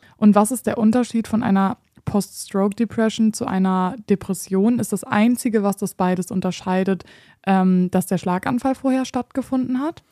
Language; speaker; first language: German; native; German